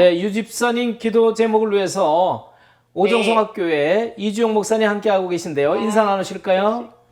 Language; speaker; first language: Korean; native; Korean